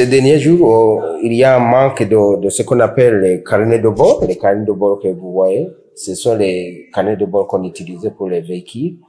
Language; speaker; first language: French; non-native, local second language; Rundi